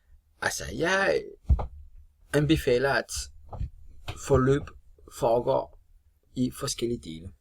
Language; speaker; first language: Danish; non-native, fluent; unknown